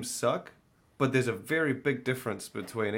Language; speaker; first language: English; native; English